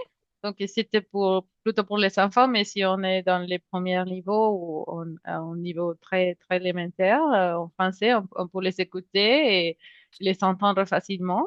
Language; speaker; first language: French; non-native, fluent; Spanish